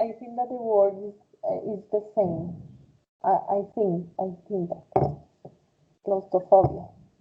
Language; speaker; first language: English; non-native, fluent; Spanish